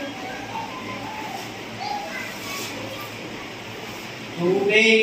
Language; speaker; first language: Hindi; native; Hindi